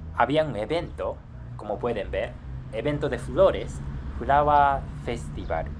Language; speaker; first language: Spanish; non-native, fluent; Japanese